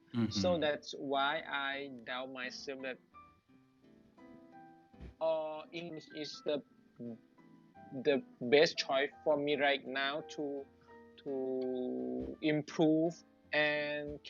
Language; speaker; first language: English; non-native, learner; Thai